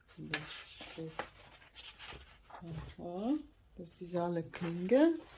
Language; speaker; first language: German; non-native, learner; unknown